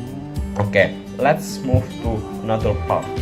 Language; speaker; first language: English; non-native, learner; Indonesian